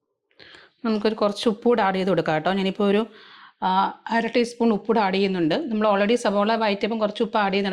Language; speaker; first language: Malayalam; native; Malayalam